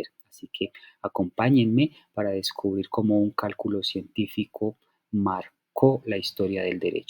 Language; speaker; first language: Spanish; native; Spanish